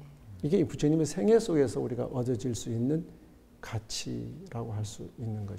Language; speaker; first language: Korean; native; Korean